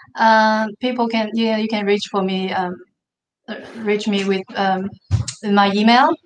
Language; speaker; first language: English; non-native, fluent; Chinese